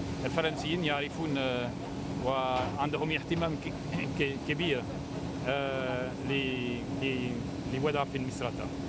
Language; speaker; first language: Arabic; non-native, fluent; French